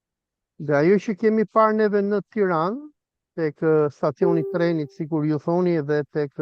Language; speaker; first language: Albanian; native; Albanian